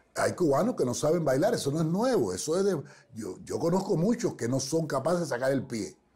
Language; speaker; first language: Spanish; native; Spanish